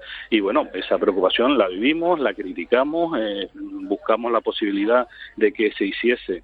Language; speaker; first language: Spanish; native; Spanish